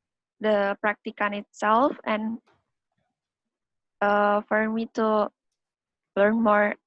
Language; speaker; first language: English; non-native, learner; Indonesian